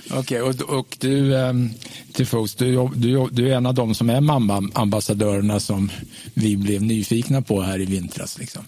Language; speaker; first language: Swedish; native; Swedish